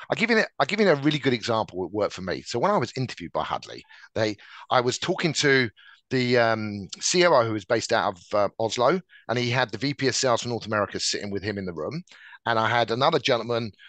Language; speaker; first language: English; native; English